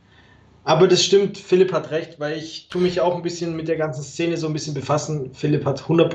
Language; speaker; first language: German; native; German